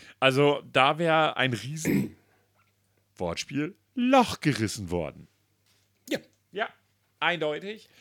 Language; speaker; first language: German; native; German